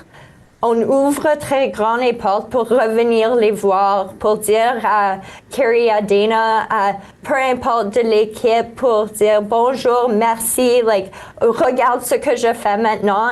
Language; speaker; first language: French; native; French